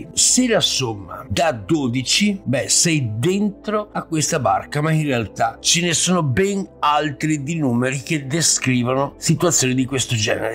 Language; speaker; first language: Italian; native; Italian